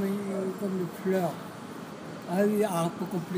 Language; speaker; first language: French; non-native, learner; Chinese